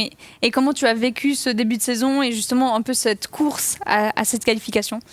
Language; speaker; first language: French; native; French